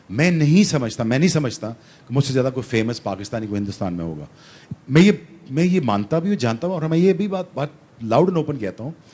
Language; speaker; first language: Urdu; non-native, local second language; Punjabi